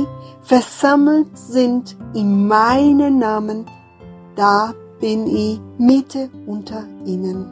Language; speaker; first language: German; non-native, fluent; Portuguese